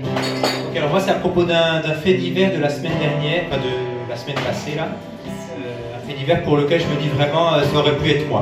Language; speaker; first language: French; native; French